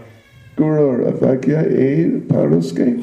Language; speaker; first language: Russian; non-native, learner; English